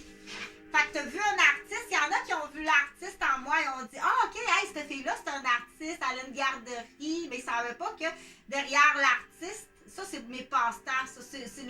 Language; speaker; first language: French; native; French